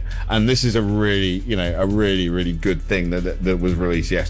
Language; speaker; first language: English; native; English